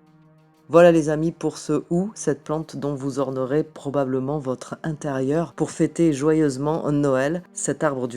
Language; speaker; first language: French; native; French